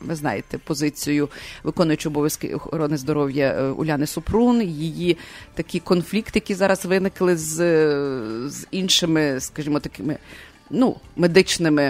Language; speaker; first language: Ukrainian; native; Ukrainian